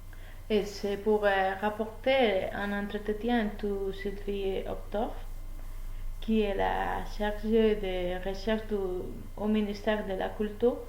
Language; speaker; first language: French; non-native, learner; Spanish